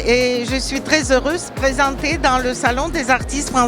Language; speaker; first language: French; non-native, learner; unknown